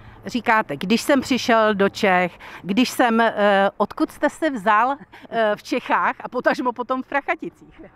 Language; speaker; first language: Czech; native; Czech